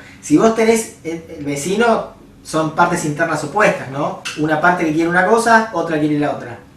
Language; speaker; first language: Spanish; native; Spanish